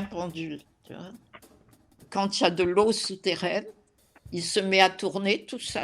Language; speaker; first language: French; native; French